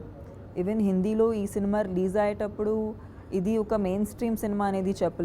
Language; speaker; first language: Telugu; non-native, fluent; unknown